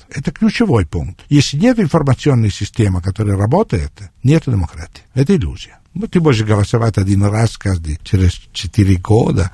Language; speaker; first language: Russian; non-native, fluent; Italian